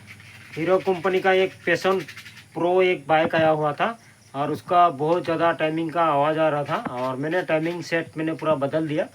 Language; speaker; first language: Hindi; non-native, local second language; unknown